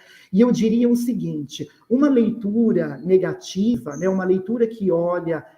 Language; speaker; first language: Portuguese; native; Portuguese